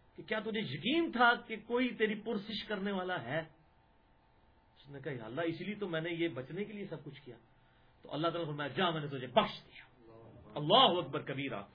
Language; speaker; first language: Urdu; non-native, local second language; Punjabi